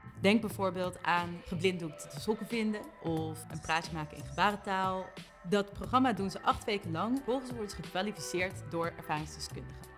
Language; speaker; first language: Dutch; non-native, fluent; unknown